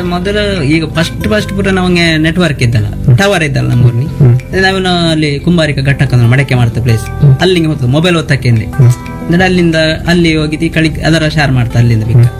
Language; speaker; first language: Kannada; non-native, local second language; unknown